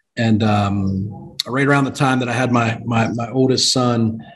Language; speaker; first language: English; native; English